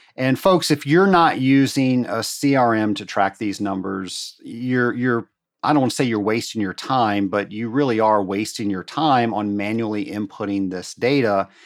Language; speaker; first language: English; native; English